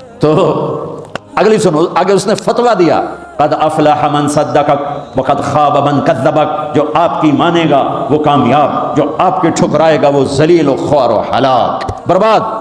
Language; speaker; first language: Urdu; non-native, local second language; Punjabi